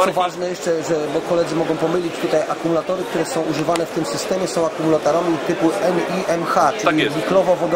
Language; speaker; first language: Polish; native; Polish